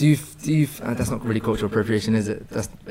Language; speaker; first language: English; native; English